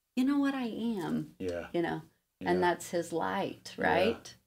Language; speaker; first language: English; native; English